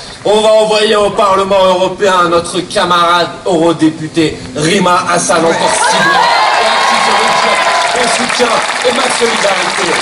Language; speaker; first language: French; native; French